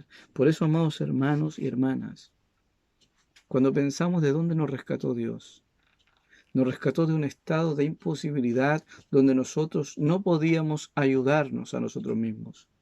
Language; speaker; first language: Spanish; native; Spanish